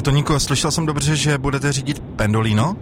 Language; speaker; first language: Czech; native; Czech